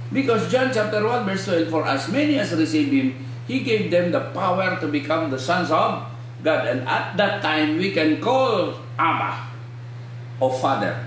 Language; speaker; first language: English; non-native, local second language; Filipino